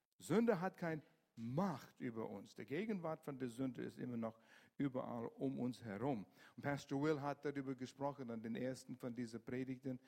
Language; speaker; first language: German; non-native, fluent; English